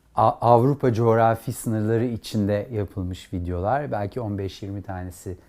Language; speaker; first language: Turkish; native; Turkish